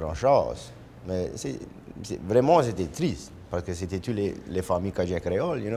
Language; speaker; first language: French; native; French